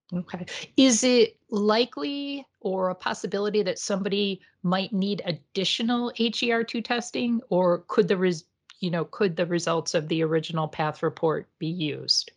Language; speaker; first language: English; native; English